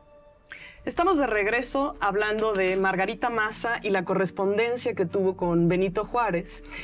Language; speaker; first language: Spanish; native; Spanish